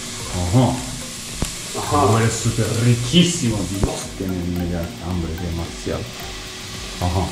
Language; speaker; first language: Spanish; non-native, learner; Japanese